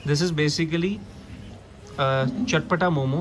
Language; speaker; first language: Hindi; native; Hindi